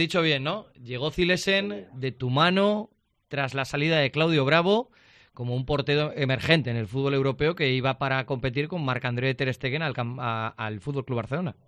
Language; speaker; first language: Spanish; native; Spanish